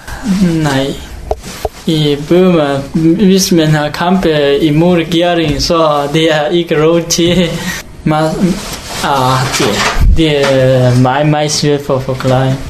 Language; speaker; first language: Danish; non-native, learner; Hakha Chin